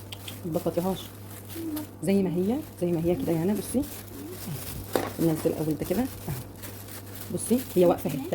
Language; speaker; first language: Arabic; native; Arabic